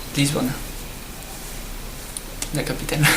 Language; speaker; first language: French; non-native, learner; Portuguese